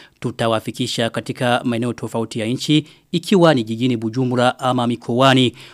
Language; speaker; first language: Swahili; non-native, local second language; Rundi